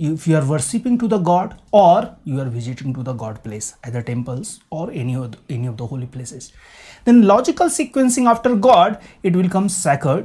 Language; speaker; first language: English; non-native, local second language; Hindi